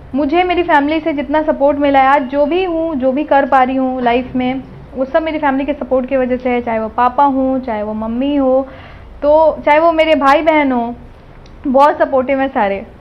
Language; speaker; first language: Hindi; native; Hindi